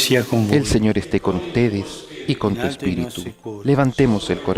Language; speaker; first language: Spanish; native; Spanish